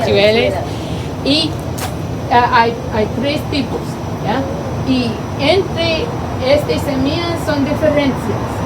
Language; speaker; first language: Spanish; non-native, learner; English